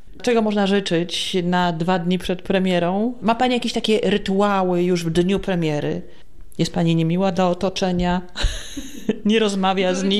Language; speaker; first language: Polish; native; Polish